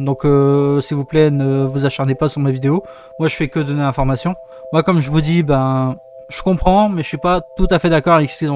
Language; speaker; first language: French; native; French